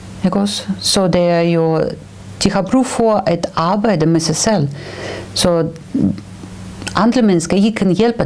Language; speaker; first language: Danish; non-native, fluent; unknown